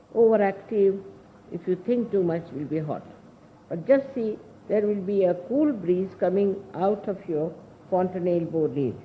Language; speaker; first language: English; non-native, local second language; Hindi